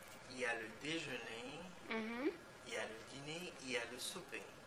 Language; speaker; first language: French; non-native, local second language; Haitian Creole